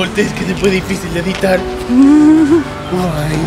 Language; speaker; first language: Spanish; native; Spanish